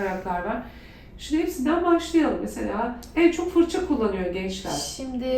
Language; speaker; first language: Turkish; native; Turkish